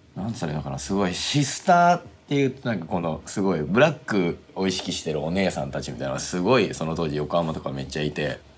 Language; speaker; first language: Japanese; native; Japanese